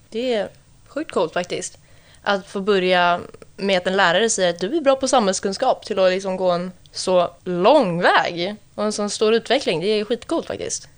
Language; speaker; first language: Swedish; native; Swedish